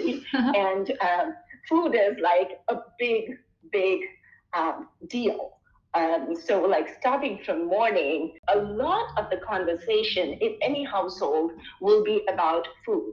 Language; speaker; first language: English; non-native, local second language; Bangla